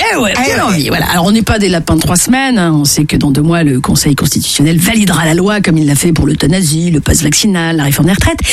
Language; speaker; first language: French; native; French